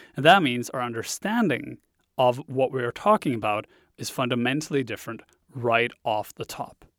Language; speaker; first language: English; non-native, fluent; Norwegian